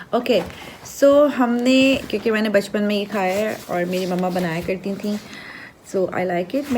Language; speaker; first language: Urdu; native; Urdu